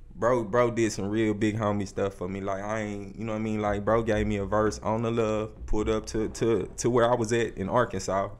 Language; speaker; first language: English; native; English